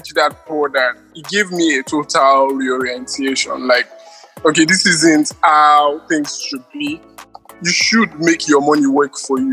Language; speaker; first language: English; non-native, local second language; Yoruba